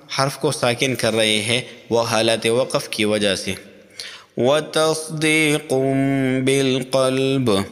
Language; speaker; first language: Urdu; non-native, local second language; Pashto